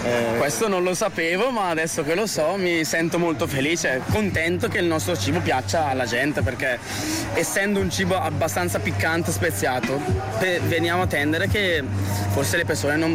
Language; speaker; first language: Italian; early bilingual, other home language; Sinhala